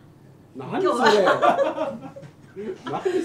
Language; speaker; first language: Japanese; native; Japanese